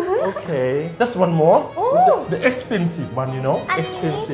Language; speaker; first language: English; non-native, learner; Thai